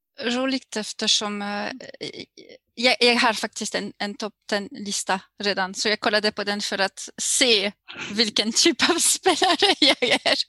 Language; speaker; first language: Swedish; non-native, learner; French